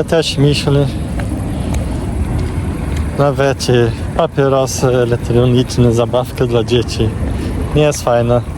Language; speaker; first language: Polish; non-native, learner; Portuguese